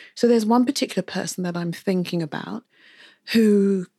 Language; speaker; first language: English; native; English